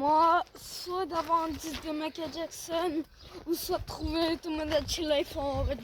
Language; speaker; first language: French; native; French